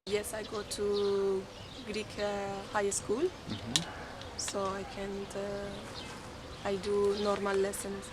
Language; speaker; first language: English; non-native, fluent; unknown